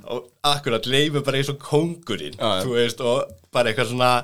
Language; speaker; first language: Icelandic; native; Icelandic